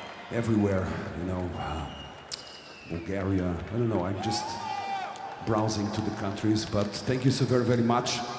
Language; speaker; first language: English; non-native, fluent; Portuguese